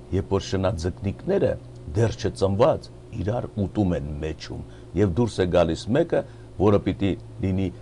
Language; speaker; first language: Armenian; native; Armenian